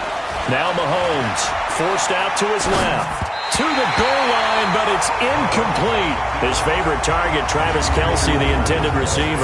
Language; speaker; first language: English; native; English